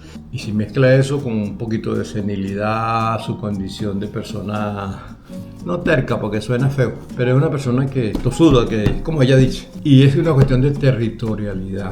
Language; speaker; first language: Spanish; native; Spanish